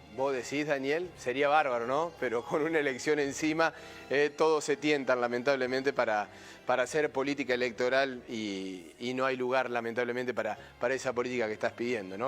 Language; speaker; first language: Spanish; native; Spanish